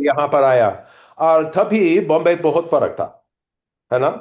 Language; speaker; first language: Hindi; non-native, learner; English